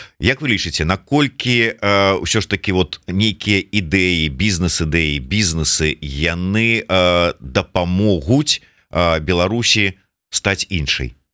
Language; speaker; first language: Belarusian; non-native, local second language; Russian